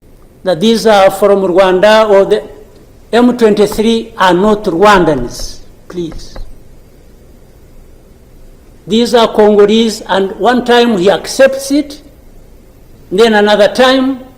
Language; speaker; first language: English; non-native, local second language; Kinyarwanda